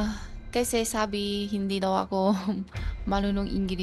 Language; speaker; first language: Filipino; early bilingual, other home language; Chinese